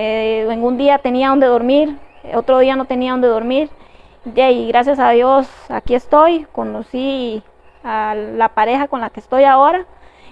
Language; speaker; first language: Spanish; native; Spanish